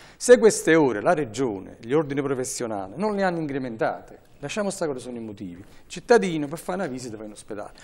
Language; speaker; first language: Italian; native; Italian